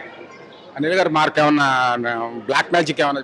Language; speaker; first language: Telugu; native; Telugu